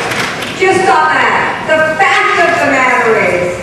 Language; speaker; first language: English; native; English